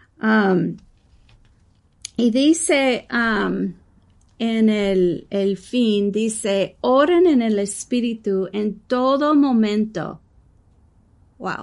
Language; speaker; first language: Spanish; early bilingual, heritage; English